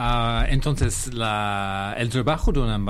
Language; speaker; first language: Spanish; non-native, fluent; English